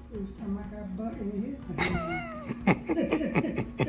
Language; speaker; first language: English; native; English